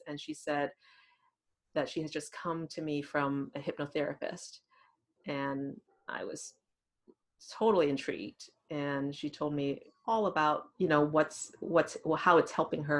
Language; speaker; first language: English; non-native, fluent; Thai